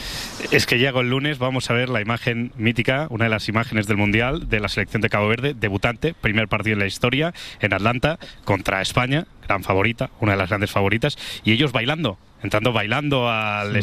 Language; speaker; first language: Spanish; native; Spanish